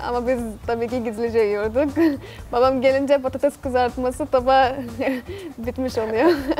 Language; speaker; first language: Turkish; non-native, fluent; Arabic